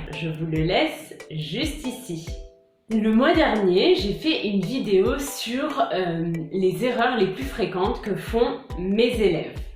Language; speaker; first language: French; native; French